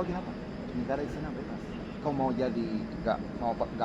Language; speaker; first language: Indonesian; non-native, fluent; Spanish